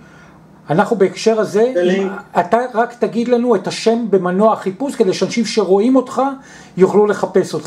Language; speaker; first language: Hebrew; native; Hebrew